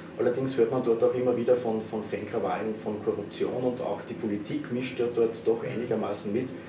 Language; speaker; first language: German; native; German